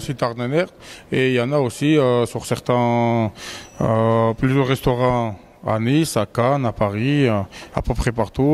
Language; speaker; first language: French; non-native, learner; Georgian